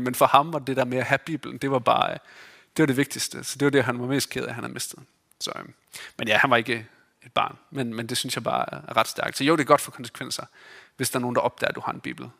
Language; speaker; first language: Danish; native; Danish